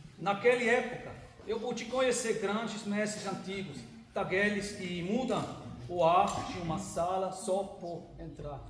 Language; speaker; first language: Portuguese; non-native, fluent; German